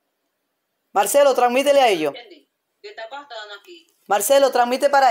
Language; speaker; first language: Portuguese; non-native, learner; Spanish